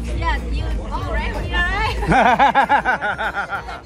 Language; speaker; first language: English; non-native, fluent; Vietnamese